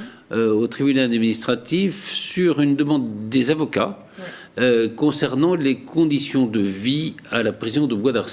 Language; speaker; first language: French; native; French